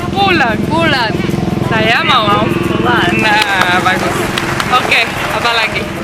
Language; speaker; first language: Indonesian; non-native, fluent; Romanian